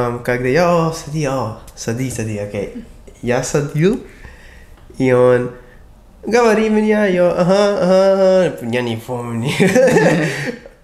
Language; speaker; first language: Russian; non-native, learner; English